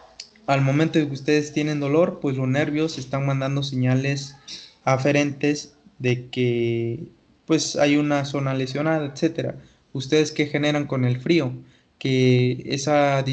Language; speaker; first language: Spanish; native; Spanish